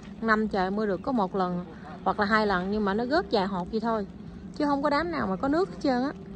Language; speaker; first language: Vietnamese; native; Vietnamese